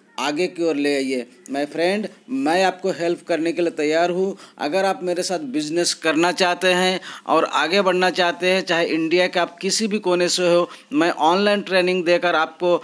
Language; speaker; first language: Hindi; native; Hindi